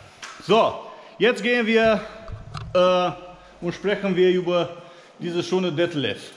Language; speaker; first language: German; non-native, fluent; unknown